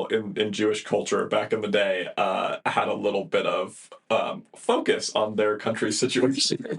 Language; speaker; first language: English; native; English